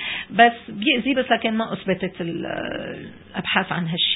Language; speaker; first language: Arabic; native; Arabic